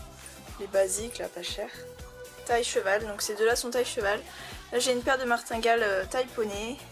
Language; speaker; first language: French; native; French